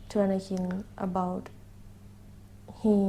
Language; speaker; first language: English; non-native, learner; Thai